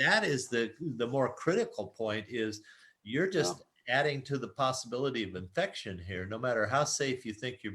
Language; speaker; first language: English; native; English